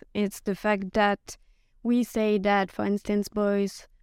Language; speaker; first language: English; non-native, fluent; Norwegian